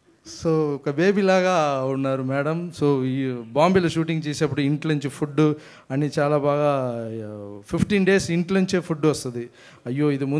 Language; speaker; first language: Telugu; non-native, fluent; Tamil